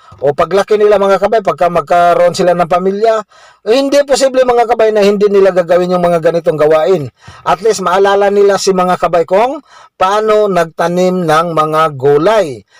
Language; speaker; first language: Filipino; non-native, local second language; Cebuano